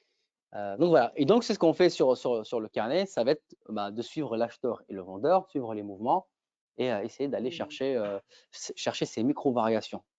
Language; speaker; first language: French; native; French